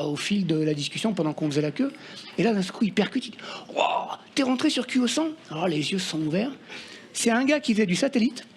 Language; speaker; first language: French; native; French